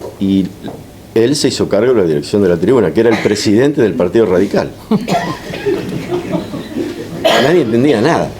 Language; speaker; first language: Spanish; native; Spanish